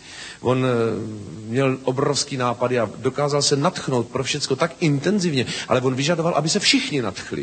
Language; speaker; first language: Czech; native; Czech